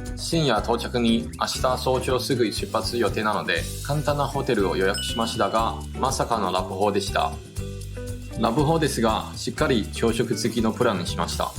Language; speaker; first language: Japanese; non-native, fluent; Chinese